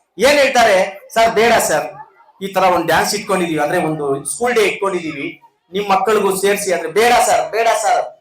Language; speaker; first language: Kannada; non-native, local second language; Urdu